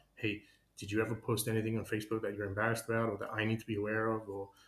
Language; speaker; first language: English; native; English